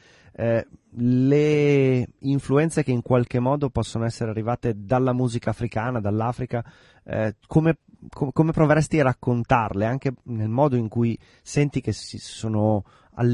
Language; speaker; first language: Italian; native; Italian